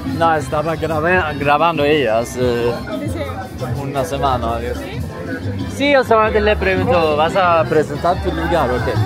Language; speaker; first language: Spanish; non-native, fluent; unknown